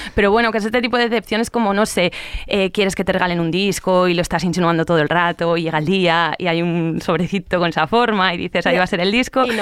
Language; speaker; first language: Spanish; native; Spanish